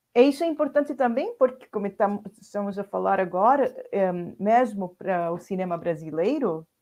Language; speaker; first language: Portuguese; non-native, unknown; Spanish